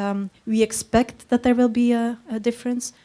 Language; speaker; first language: English; non-native, fluent; Dutch